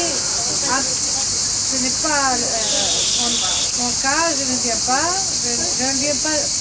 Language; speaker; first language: French; non-native, learner; Greek